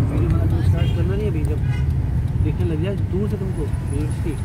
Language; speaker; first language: Hindi; native; Hindi